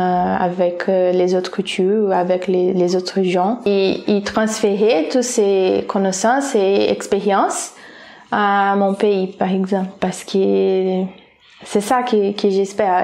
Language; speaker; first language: French; non-native, fluent; Portuguese